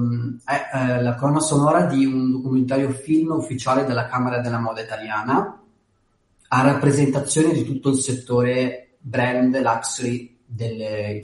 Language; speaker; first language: English; non-native, learner; Italian